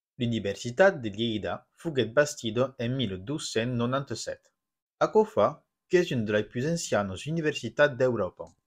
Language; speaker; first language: Occitan; non-native, local second language; French